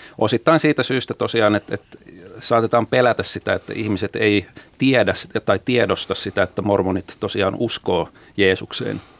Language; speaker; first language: Finnish; native; Finnish